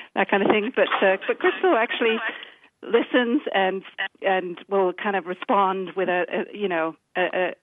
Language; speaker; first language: English; native; English